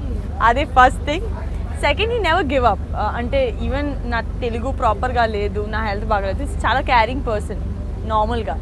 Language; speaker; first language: Telugu; non-native, local second language; Gujarati